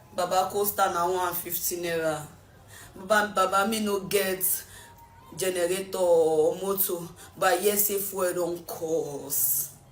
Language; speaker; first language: Nigerian Pidgin; native; Nigerian Pidgin